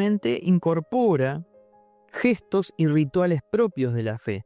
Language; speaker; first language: Spanish; native; Spanish